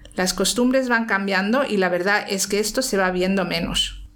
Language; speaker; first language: Spanish; native; Spanish